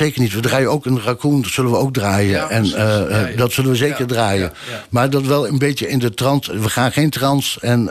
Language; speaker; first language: Dutch; native; Dutch